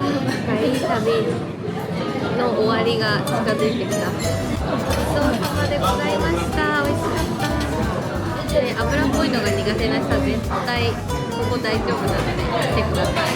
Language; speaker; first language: Japanese; native; Japanese